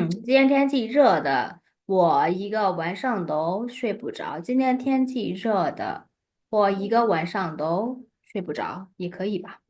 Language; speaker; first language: Chinese; non-native, fluent; Burmese